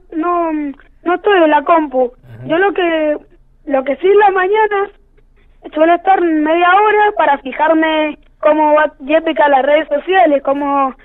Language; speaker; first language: Spanish; native; Spanish